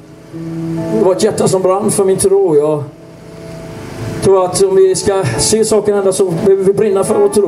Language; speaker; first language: Swedish; native; Swedish